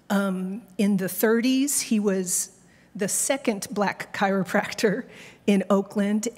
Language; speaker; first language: English; native; English